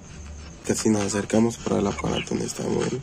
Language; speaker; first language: Spanish; native; Spanish